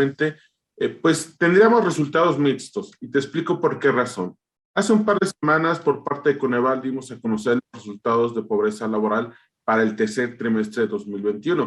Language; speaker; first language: Spanish; native; Spanish